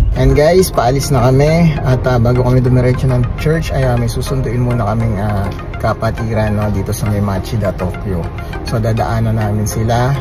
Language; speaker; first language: Filipino; native; Filipino